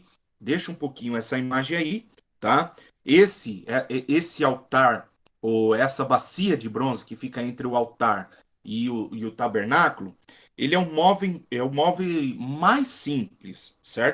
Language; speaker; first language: Portuguese; native; Portuguese